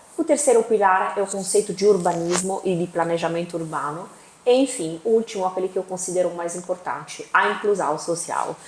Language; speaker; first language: Portuguese; non-native, fluent; Italian